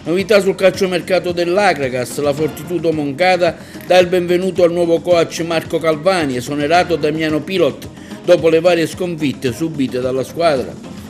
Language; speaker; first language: Italian; native; Italian